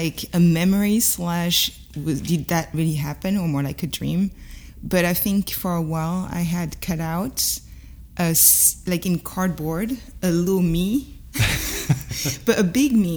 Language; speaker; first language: English; non-native, fluent; French